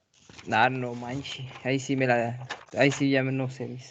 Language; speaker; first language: Spanish; native; Spanish